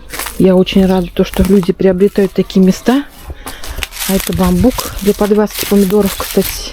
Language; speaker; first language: Russian; native; Russian